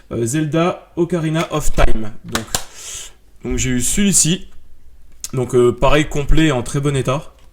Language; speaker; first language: French; native; French